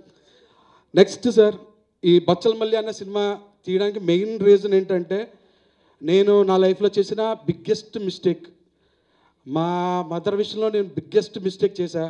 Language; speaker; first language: Telugu; native; Telugu